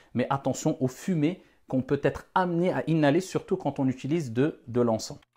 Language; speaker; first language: French; non-native, local second language; Wolof